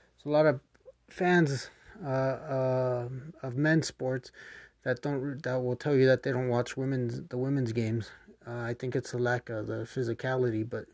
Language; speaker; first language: English; native; English